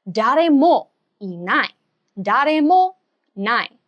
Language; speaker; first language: Japanese; non-native, fluent; English